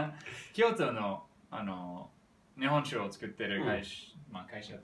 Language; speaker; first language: Japanese; non-native, learner; English